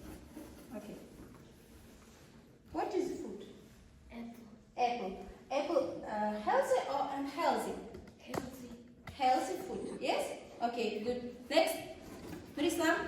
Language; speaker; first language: English; non-native, learner; Kazakh